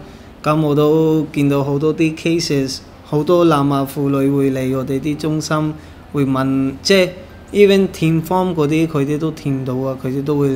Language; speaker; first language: Cantonese; early bilingual, other home language; Urdu